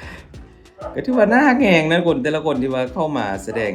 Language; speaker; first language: Thai; non-native, local second language; Lao